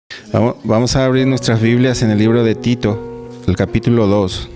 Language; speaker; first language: Spanish; native; Spanish